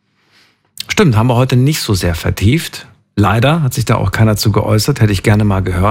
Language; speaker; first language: German; native; German